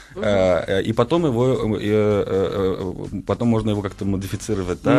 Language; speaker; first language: Russian; native; Russian